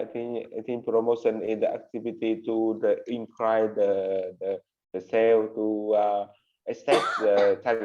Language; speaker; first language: English; non-native, learner; Vietnamese